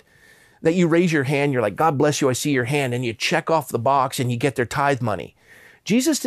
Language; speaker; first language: English; native; English